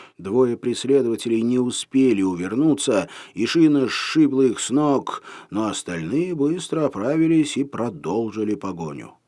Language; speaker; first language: Russian; native; Russian